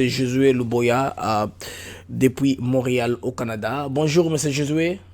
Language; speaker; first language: French; non-native, local second language; Lingala